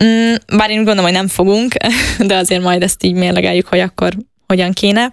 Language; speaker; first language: Hungarian; native; Hungarian